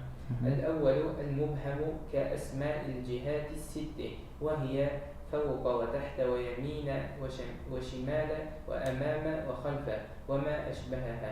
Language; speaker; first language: Arabic; non-native, learner; Uzbek